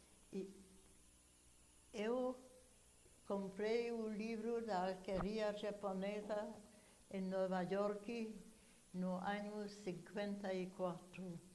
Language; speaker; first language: Portuguese; non-native, fluent; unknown